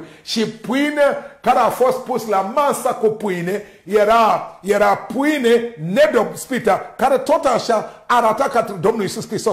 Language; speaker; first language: Romanian; non-native, learner; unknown